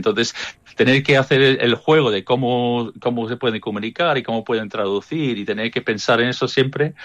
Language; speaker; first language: Spanish; early bilingual, other home language; English